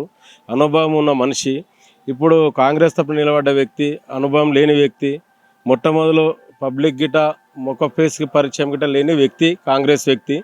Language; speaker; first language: Telugu; native; Telugu